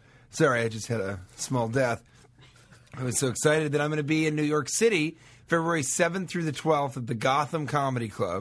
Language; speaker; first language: English; native; English